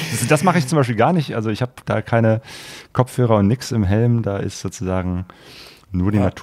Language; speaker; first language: German; native; German